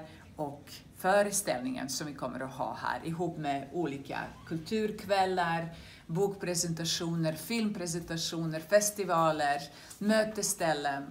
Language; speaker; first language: Swedish; non-native, fluent; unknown